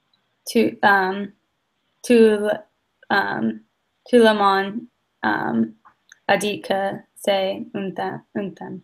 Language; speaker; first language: French; non-native, learner; English